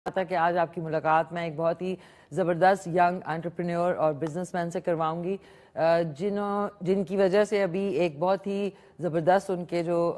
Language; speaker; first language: Urdu; native; Urdu